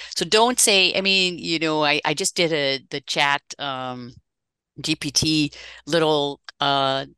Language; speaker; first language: English; non-native, fluent; Dutch